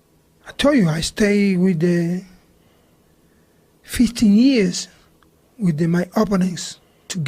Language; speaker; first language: English; non-native, learner; Spanish